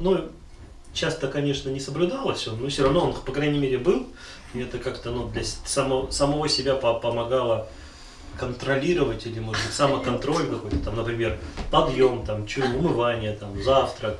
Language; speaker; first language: Russian; native; Russian